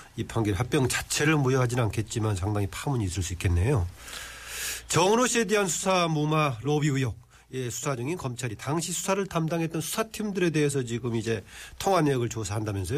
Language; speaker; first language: Korean; native; Korean